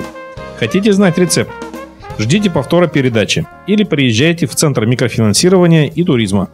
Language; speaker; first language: Russian; native; Russian